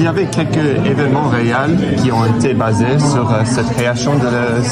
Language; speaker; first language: French; non-native, learner; English